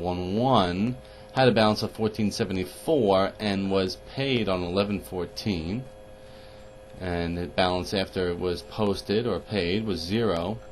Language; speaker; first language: English; native; English